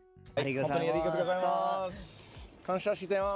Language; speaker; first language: Japanese; non-native, learner; English